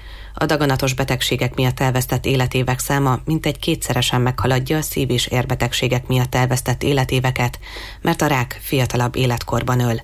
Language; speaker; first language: Hungarian; native; Hungarian